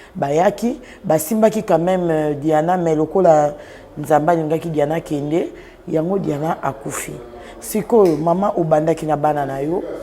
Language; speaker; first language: Lingala; non-native, local second language; Swahili